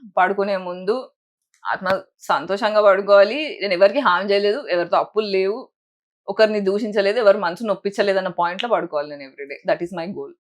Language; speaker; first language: Telugu; native; Telugu